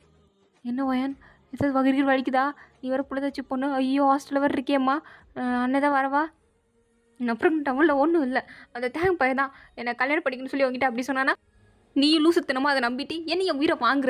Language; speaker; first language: Tamil; native; Tamil